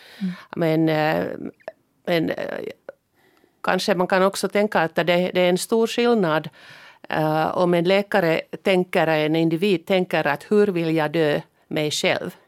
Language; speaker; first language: Swedish; non-native, local second language; Finnish